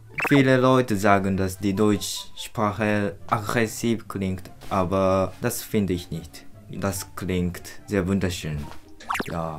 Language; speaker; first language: German; non-native, learner; Japanese